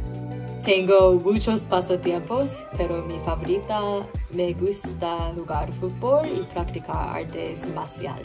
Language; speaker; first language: Spanish; non-native, learner; Korean